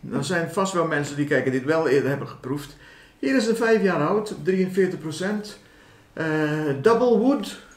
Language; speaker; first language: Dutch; non-native, fluent; English